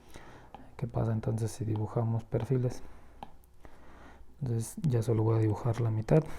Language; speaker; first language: Spanish; native; Spanish